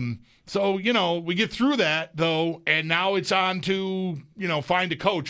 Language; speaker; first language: English; native; English